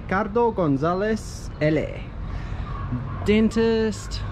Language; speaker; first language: Spanish; non-native, learner; English